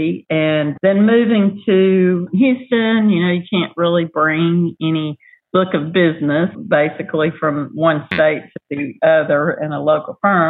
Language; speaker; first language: English; native; English